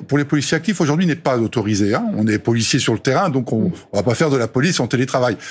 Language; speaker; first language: French; native; French